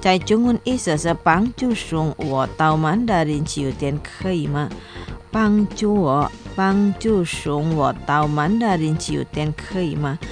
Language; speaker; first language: Chinese; non-native, learner; Indonesian